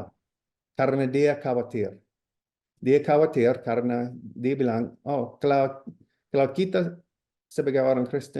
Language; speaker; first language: Indonesian; non-native, fluent; English